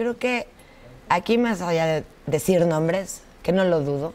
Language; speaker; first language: Spanish; native; Spanish